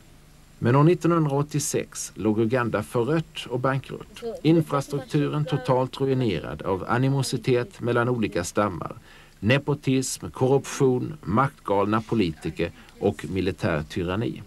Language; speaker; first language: Swedish; native; Swedish